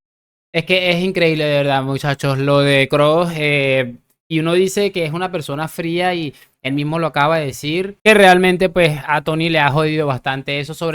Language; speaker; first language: Spanish; native; Spanish